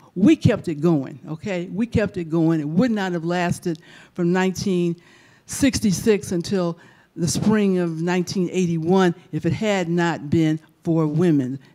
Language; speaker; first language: English; native; English